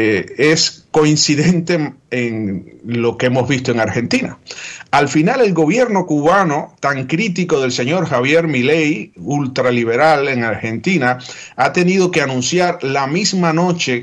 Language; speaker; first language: Spanish; native; Spanish